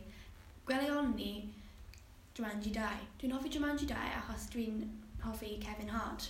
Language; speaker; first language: Welsh; non-native, learner; English